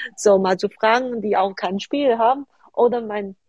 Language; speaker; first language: German; non-native, fluent; Chinese